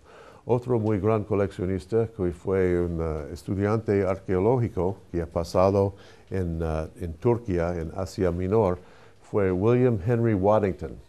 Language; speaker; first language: Spanish; non-native, fluent; English